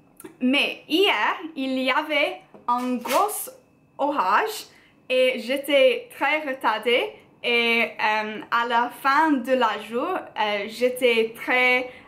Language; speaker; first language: French; non-native, learner; English